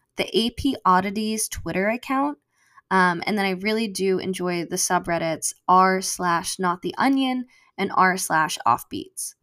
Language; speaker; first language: English; native; English